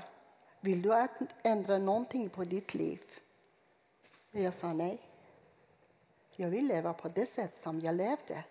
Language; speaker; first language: Swedish; non-native, fluent; Persian